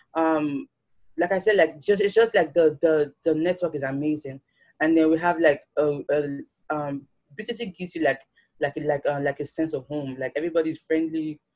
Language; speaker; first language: English; non-native, local second language; Yoruba